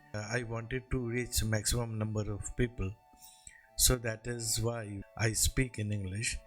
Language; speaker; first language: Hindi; non-native, local second language; Bangla